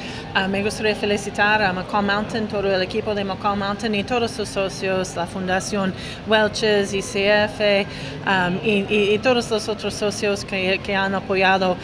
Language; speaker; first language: Spanish; non-native, fluent; English